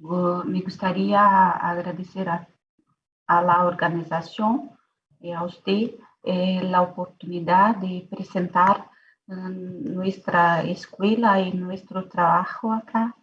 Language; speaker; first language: Spanish; non-native, fluent; Portuguese